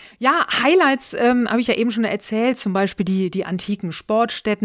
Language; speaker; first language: German; native; German